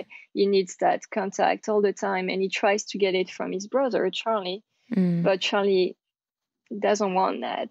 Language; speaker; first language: English; non-native, fluent; French